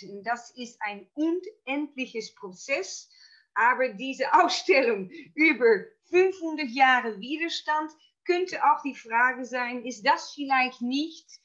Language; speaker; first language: German; non-native, fluent; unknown